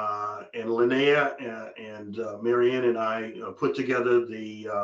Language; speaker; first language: English; native; English